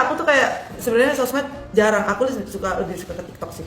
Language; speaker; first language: Indonesian; native; Indonesian